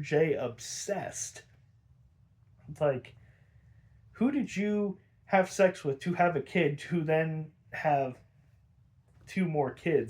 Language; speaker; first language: English; native; English